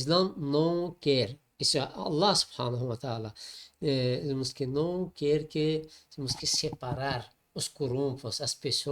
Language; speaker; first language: Portuguese; non-native, learner; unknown